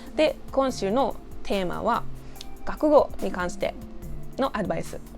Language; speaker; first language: Japanese; non-native, fluent; English